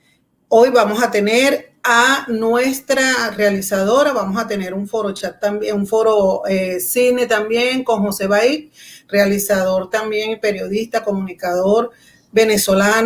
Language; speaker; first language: Spanish; native; Spanish